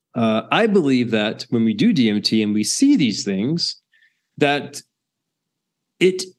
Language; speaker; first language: English; native; English